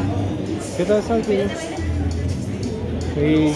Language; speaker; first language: Spanish; early bilingual, heritage; Spanish